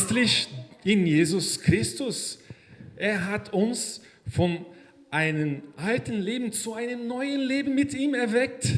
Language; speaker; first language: German; non-native, fluent; Portuguese